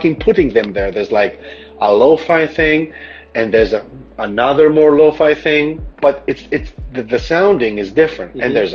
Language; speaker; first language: English; non-native, fluent; Greek